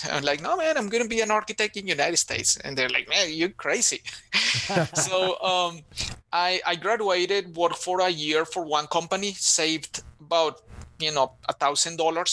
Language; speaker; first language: English; non-native, fluent; Spanish